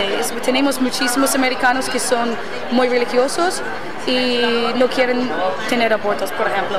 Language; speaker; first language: Spanish; non-native, learner; English